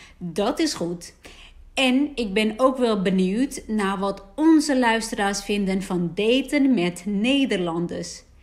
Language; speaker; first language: Dutch; native; Dutch